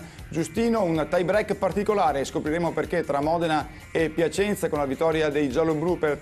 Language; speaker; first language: Italian; native; Italian